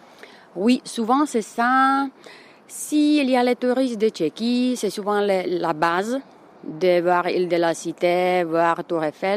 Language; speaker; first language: French; non-native, fluent; Czech